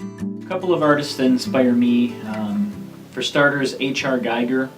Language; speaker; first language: English; native; English